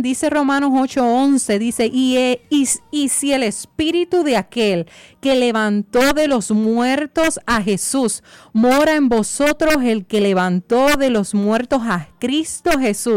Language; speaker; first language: Spanish; native; Spanish